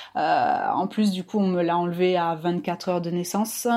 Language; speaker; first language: French; native; French